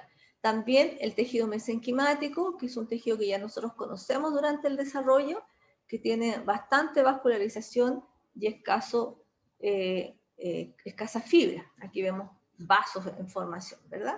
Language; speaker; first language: Spanish; native; Spanish